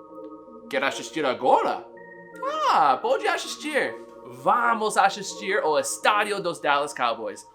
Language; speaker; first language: Portuguese; non-native, learner; English